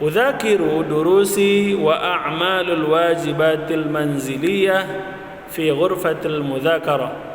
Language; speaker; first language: Arabic; non-native, fluent; Indonesian